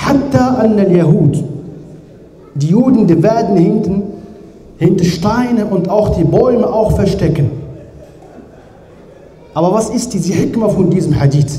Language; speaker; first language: German; non-native, learner; Arabic